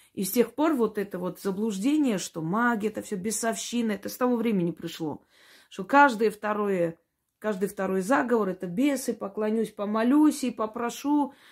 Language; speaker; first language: Russian; non-native, local second language; Armenian